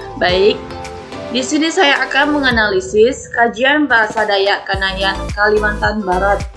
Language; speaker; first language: Indonesian; non-native, local second language; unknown